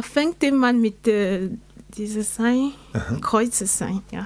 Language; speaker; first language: German; non-native, learner; French